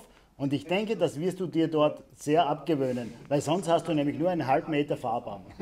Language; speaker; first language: German; native; German